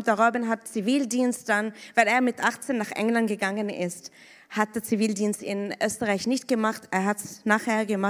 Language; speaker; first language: German; non-native, fluent; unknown